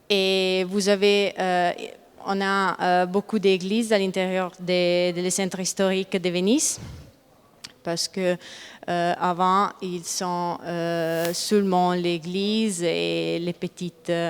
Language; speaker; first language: French; non-native, learner; Italian